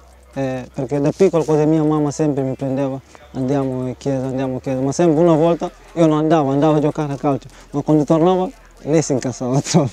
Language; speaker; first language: Italian; non-native, learner; Portuguese